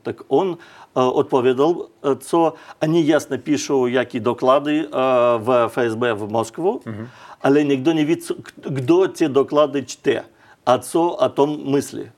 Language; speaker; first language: Czech; non-native, learner; Russian